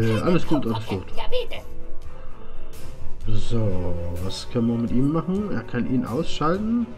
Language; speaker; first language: German; native; German